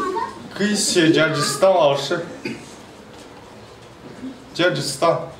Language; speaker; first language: Chinese; non-native, learner; Kyrgyz